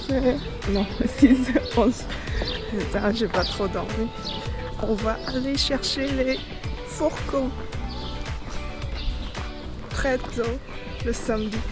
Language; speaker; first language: French; non-native, learner; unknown